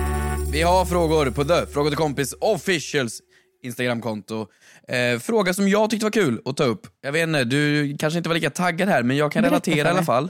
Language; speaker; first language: Swedish; native; Swedish